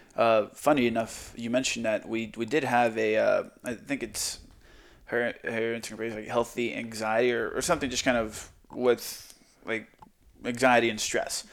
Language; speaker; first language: English; non-native, fluent; Croatian